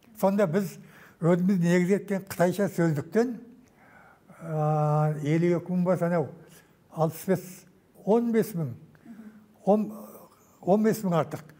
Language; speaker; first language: Kazakh; native; Kazakh